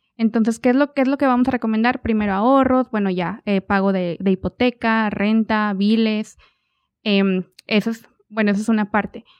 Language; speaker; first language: Spanish; native; Spanish